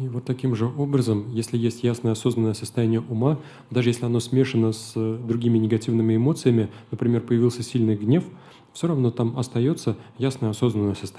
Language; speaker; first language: Russian; native; Russian